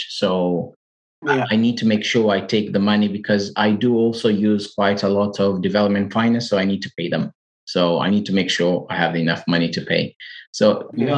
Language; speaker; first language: English; non-native, fluent; Portuguese